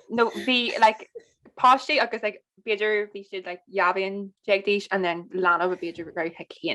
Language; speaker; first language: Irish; non-native, local second language; English